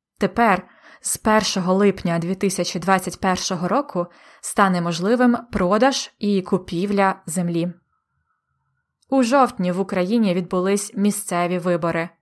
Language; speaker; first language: Ukrainian; native; Ukrainian